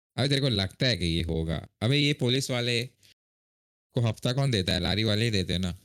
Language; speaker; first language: Hindi; non-native, local second language; Marathi